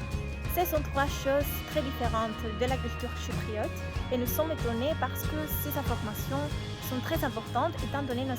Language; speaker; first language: French; non-native, learner; Greek